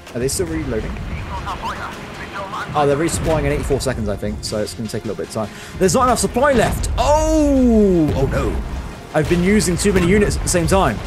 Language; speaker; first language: English; native; English